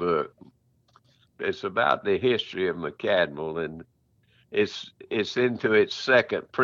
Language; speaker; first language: English; native; English